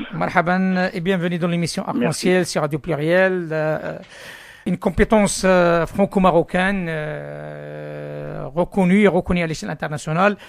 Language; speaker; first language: French; non-native, local second language; Arabic